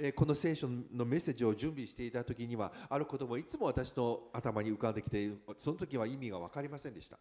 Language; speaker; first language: Japanese; non-native, fluent; Chinese